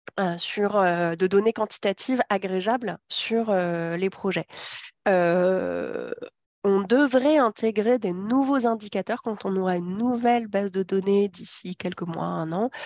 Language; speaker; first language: French; native; French